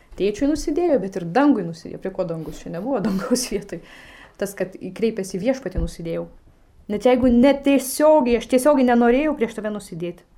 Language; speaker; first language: Lithuanian; non-native, fluent; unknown